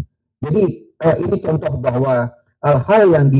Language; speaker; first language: Indonesian; native; Indonesian